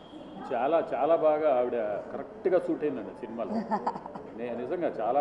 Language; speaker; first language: Telugu; native; Telugu